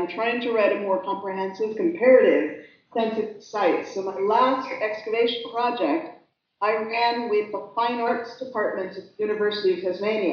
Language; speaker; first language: English; native; English